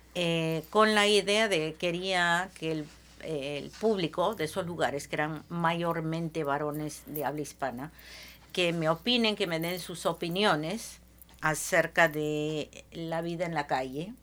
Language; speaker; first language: Spanish; early bilingual, heritage; Spanish